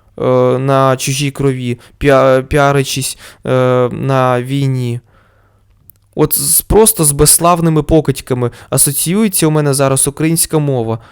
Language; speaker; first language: Ukrainian; non-native, local second language; Russian